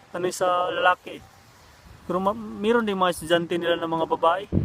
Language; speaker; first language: Filipino; non-native, local second language; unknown